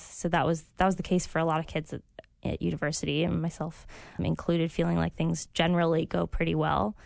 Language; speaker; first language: English; early bilingual, other home language; French